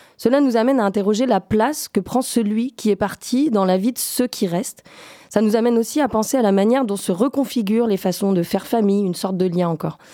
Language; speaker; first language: French; native; French